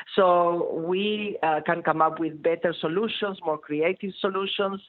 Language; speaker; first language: English; non-native, fluent; Spanish